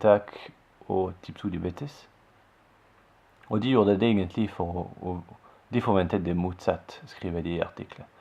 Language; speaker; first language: Norwegian; non-native, fluent; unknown